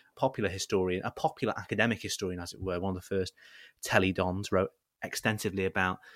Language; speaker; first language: English; native; English